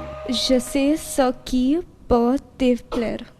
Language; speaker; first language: French; non-native, learner; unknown